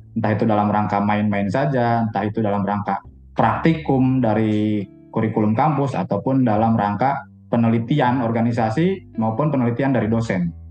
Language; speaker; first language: Indonesian; native; Indonesian